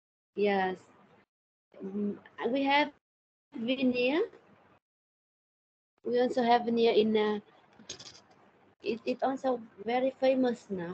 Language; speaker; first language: English; non-native, learner; Thai